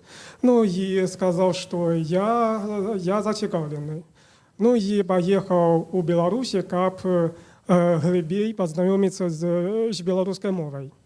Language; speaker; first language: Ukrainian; non-native, fluent; Chinese